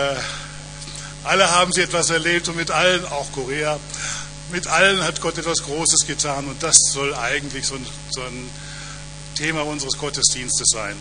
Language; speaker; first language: German; native; German